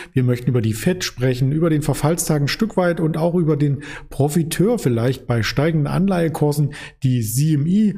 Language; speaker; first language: German; native; German